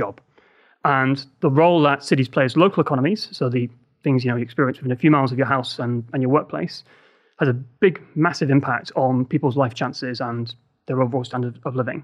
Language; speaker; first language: English; native; English